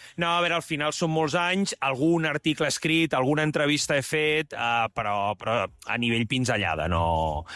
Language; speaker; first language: Catalan; native; Catalan